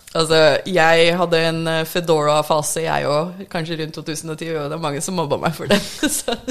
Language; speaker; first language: Norwegian; early bilingual, other home language; English